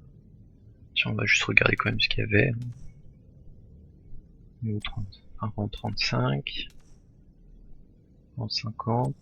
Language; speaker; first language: French; native; French